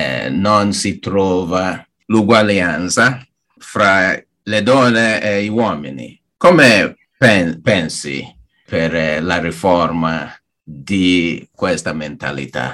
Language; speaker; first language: Italian; non-native, learner; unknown